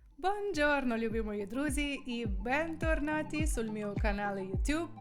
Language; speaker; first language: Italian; non-native, fluent; Ukrainian